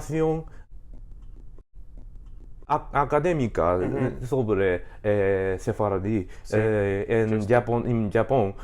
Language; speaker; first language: Spanish; non-native, learner; Japanese